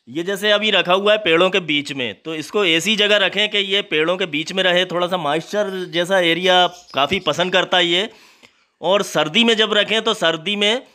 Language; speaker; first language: Hindi; native; Hindi